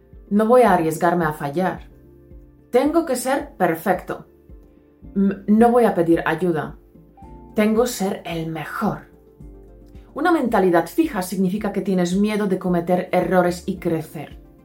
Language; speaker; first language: Spanish; non-native, fluent; Polish